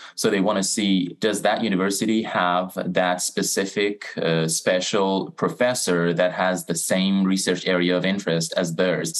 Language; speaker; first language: English; non-native, fluent; Persian